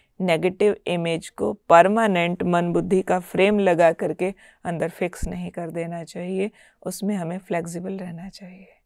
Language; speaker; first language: Hindi; native; Hindi